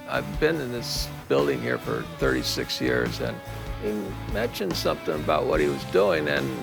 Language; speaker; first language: English; native; English